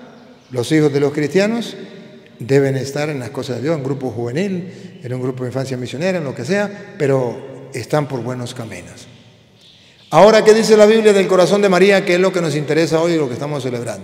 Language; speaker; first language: Spanish; native; Spanish